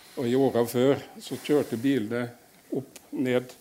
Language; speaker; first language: Norwegian; native; Norwegian